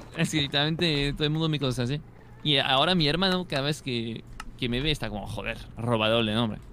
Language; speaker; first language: Spanish; non-native, fluent; French